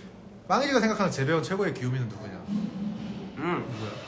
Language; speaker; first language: Korean; native; Korean